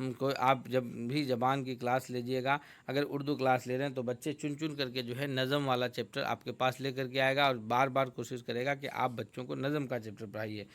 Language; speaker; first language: Urdu; native; Urdu